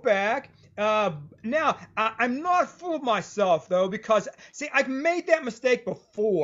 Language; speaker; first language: English; native; English